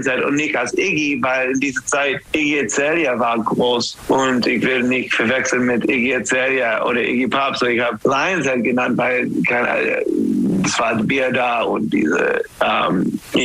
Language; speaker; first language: German; non-native, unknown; English